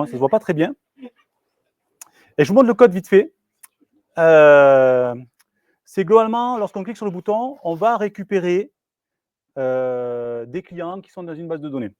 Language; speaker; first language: French; native; French